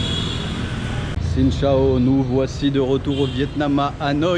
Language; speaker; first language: French; native; French